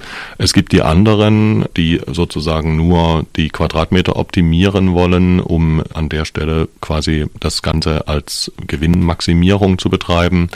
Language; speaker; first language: German; native; German